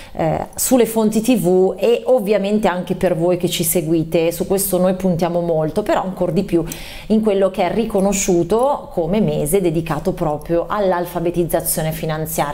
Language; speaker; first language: Italian; native; Italian